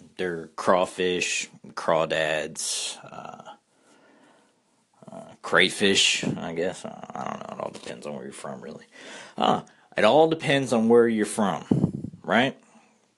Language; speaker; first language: English; native; English